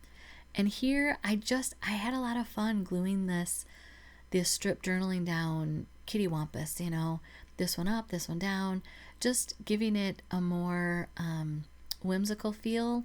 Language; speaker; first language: English; native; English